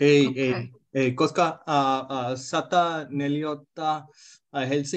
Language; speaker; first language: Finnish; non-native, learner; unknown